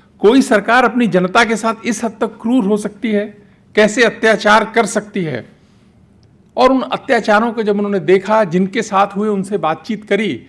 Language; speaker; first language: Hindi; native; Hindi